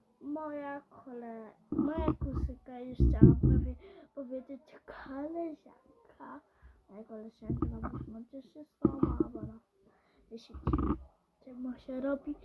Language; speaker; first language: Polish; early bilingual, heritage; Polish